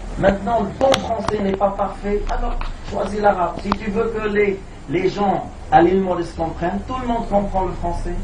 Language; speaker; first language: French; non-native, fluent; Arabic